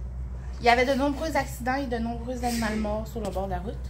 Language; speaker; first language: French; native; French